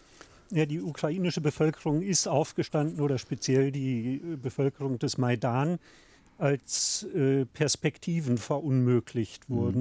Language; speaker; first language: German; native; German